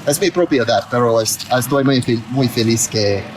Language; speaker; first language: Spanish; non-native, learner; English